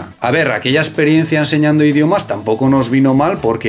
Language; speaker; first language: Spanish; native; Spanish